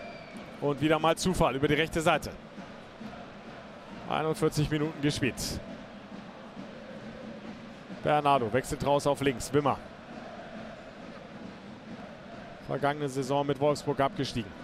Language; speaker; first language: German; native; German